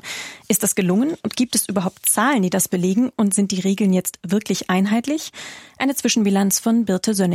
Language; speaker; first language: German; native; German